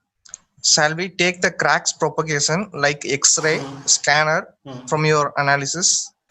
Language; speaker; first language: English; non-native, local second language; Tamil